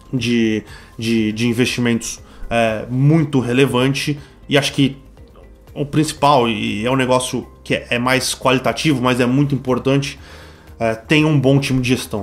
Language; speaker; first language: Portuguese; native; Portuguese